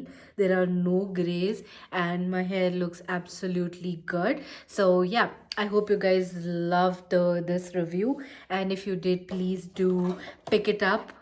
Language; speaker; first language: English; non-native, local second language; Hindi